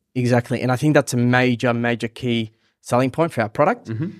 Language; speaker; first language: English; early bilingual, other home language; Hebrew